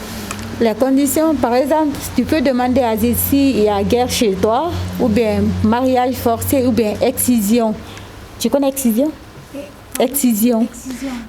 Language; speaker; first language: French; non-native, local second language; Susu